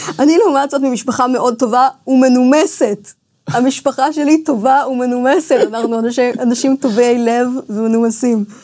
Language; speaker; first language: Hebrew; early bilingual, other home language; English